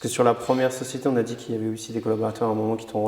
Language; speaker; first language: French; native; French